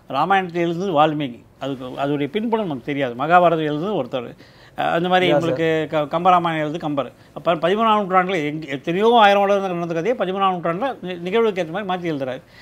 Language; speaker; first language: Tamil; native; Tamil